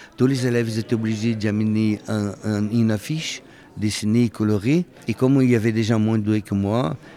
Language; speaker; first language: French; non-native, fluent; Portuguese